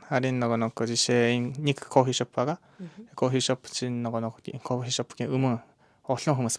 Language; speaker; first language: Mongolian; non-native, learner; Japanese